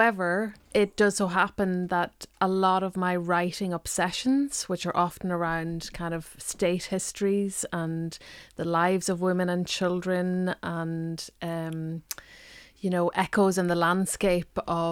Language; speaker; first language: English; non-native, local second language; Irish